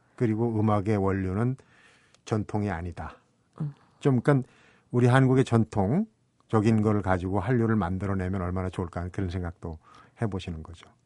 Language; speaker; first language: Korean; native; Korean